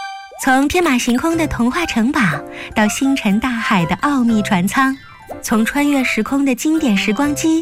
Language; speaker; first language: Chinese; native; Chinese